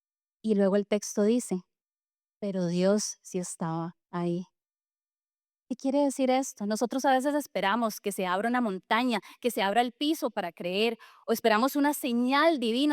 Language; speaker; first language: Spanish; native; Spanish